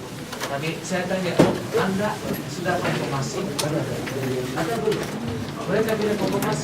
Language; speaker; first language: Indonesian; non-native, fluent; Japanese